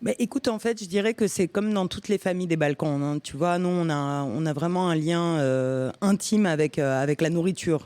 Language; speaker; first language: French; early bilingual, other home language; Romanian